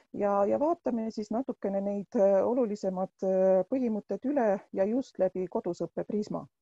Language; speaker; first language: Estonian; non-native, local second language; Russian